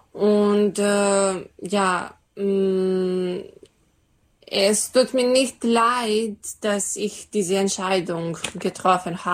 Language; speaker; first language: German; non-native, learner; Serbian